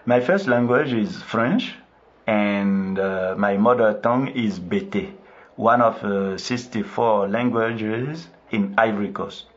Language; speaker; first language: English; non-native, local second language; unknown